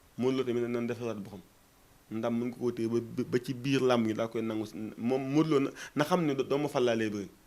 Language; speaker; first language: Wolof; non-native, local second language; Fula